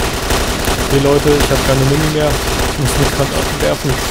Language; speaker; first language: German; native; German